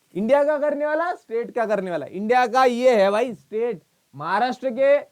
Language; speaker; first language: Hindi; non-native, local second language; Marathi